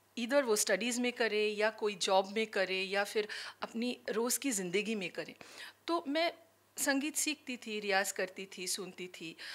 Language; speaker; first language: Hindi; non-native, local second language; Bangla